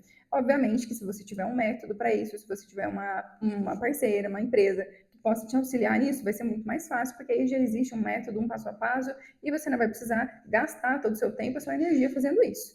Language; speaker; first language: Portuguese; native; Portuguese